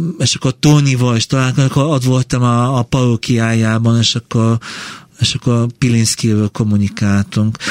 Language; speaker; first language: Hungarian; non-native, fluent; Bulgarian